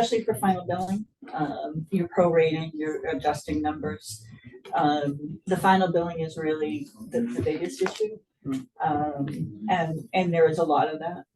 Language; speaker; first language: English; native; English